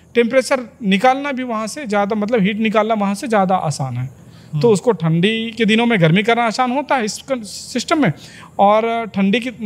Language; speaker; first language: Hindi; native; Hindi